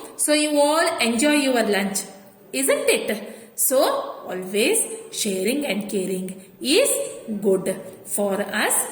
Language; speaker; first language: English; non-native, local second language; Kannada